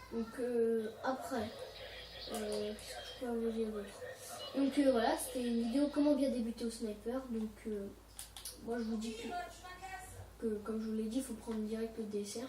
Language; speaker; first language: French; native; French